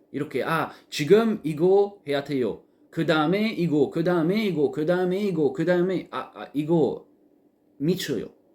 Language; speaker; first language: Korean; non-native, learner; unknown